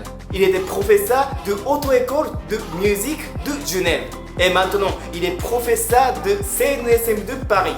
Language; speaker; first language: French; non-native, fluent; Japanese